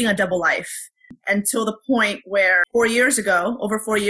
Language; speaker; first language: English; early bilingual, other home language; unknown